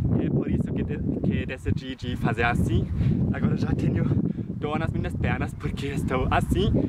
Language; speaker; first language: Portuguese; non-native, fluent; German